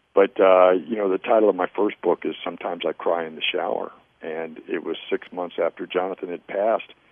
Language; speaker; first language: English; native; English